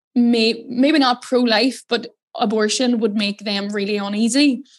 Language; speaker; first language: English; native; English